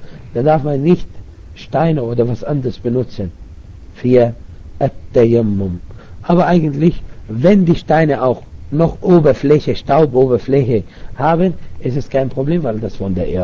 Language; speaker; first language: German; non-native, fluent; Arabic